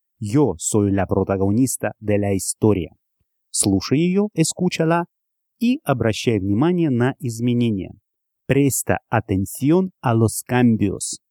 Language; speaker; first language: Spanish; non-native, fluent; Russian